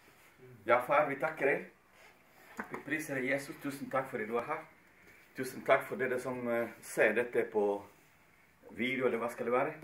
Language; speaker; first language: Swedish; non-native, fluent; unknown